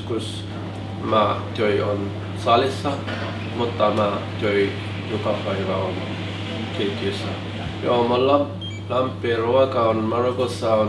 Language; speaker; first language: Finnish; non-native, learner; Arabic